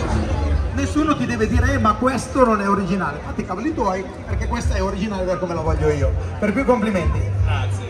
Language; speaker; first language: Italian; native; Italian